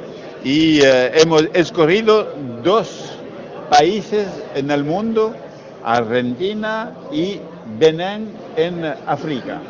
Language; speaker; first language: Spanish; non-native, learner; French